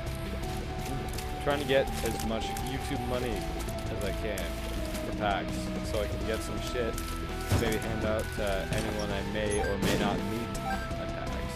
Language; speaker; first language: English; native; English